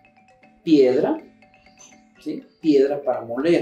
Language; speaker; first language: Spanish; non-native, local second language; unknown